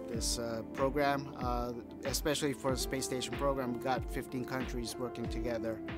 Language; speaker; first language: English; non-native, fluent; Japanese